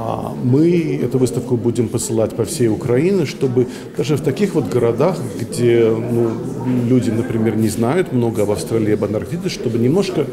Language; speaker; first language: Russian; early bilingual, heritage; English